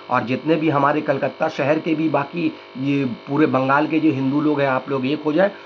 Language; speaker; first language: Hindi; non-native, local second language; Bangla